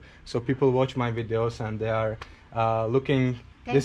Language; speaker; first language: English; non-native, fluent; Azerbaijani